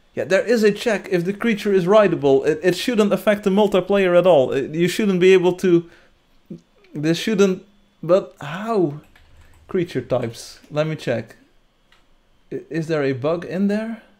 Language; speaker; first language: English; non-native, fluent; Dutch